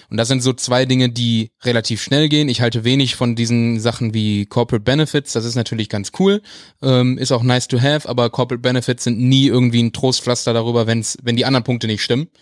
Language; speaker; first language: German; native; German